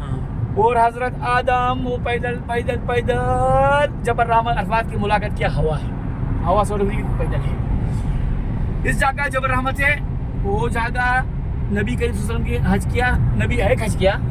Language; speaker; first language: Hindi; non-native, learner; Baluchi